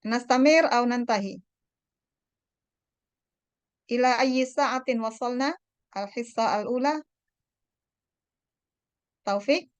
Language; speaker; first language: Arabic; non-native, fluent; Indonesian